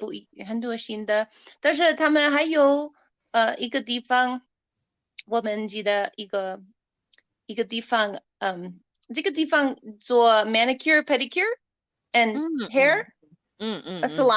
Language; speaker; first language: Chinese; non-native, learner; English